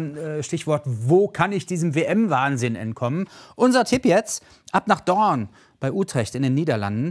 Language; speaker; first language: German; native; German